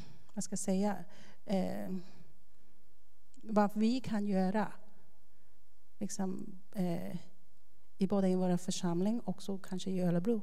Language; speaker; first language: Swedish; non-native, fluent; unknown